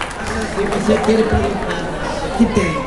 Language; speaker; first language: Portuguese; non-native, learner; Spanish